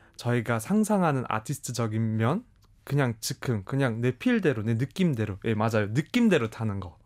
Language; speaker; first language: Korean; early bilingual, heritage; German